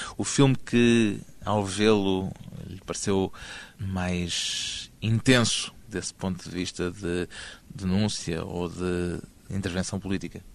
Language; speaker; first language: Portuguese; native; Portuguese